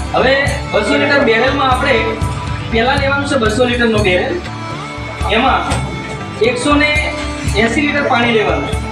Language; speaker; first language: Gujarati; non-native, local second language; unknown